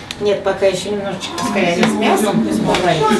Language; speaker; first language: Russian; native; Russian